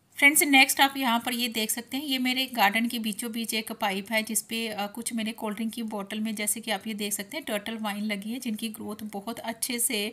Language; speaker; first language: Hindi; non-native, local second language; Punjabi